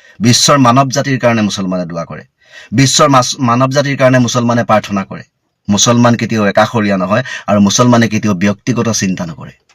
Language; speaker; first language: Assamese; native; Assamese